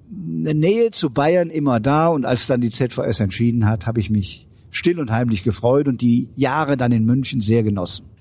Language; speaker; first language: German; native; German